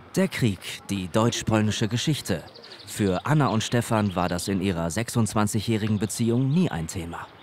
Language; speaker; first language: German; native; German